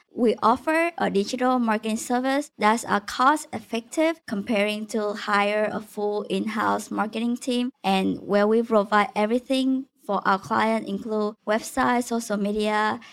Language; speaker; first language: English; non-native, fluent; Vietnamese